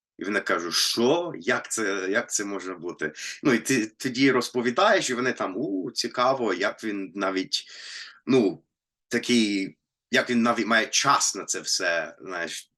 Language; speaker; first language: Ukrainian; non-native, fluent; English